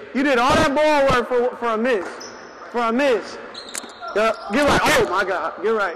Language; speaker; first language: English; native; English